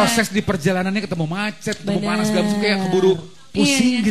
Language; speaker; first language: Indonesian; native; Indonesian